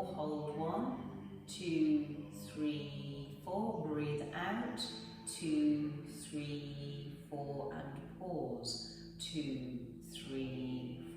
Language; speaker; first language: English; native; English